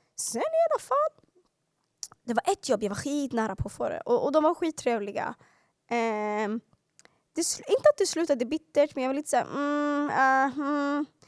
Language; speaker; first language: Swedish; early bilingual, other home language; Arabic